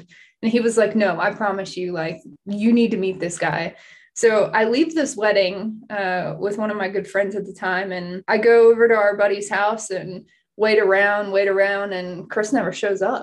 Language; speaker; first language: English; native; English